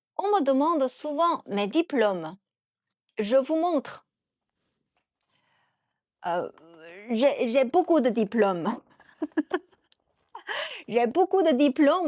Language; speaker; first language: French; non-native, fluent; Chinese